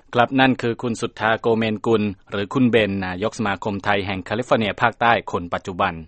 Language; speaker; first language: Thai; native; Thai